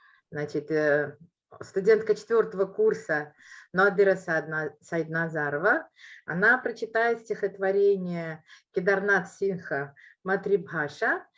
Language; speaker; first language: Russian; non-native, local second language; Uzbek